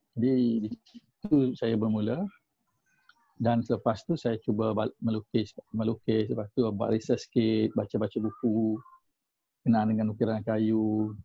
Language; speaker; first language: Malay; native; Malay